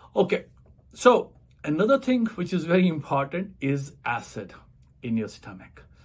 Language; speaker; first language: English; non-native, local second language; Punjabi